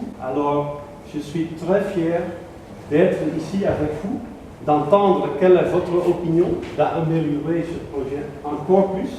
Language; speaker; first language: French; non-native, learner; Dutch